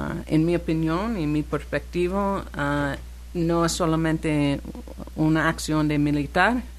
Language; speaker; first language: Spanish; non-native, learner; English